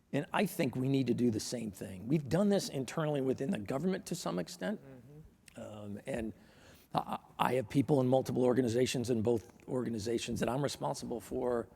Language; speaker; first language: English; native; English